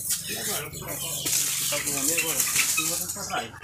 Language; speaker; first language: Portuguese; native; Portuguese